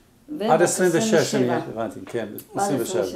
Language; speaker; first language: Hebrew; non-native, fluent; English